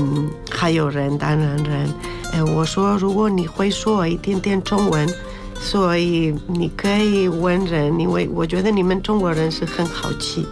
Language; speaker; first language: Chinese; non-native, learner; Spanish